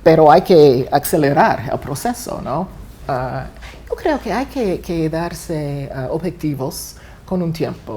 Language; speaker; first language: Spanish; non-native, fluent; English